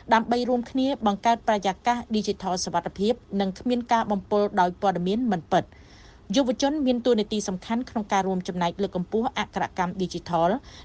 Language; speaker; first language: Khmer; native; Khmer